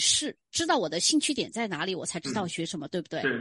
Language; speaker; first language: Chinese; native; Chinese